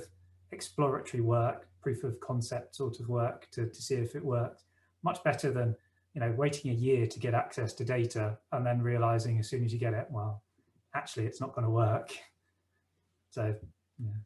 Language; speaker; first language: English; native; English